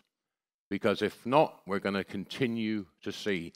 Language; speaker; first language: English; native; English